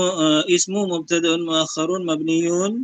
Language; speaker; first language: Arabic; non-native, fluent; Indonesian